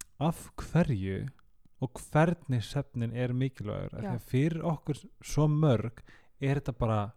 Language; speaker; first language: Icelandic; native; Icelandic